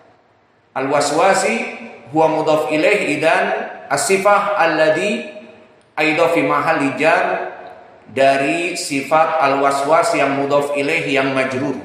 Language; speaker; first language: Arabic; non-native, fluent; Indonesian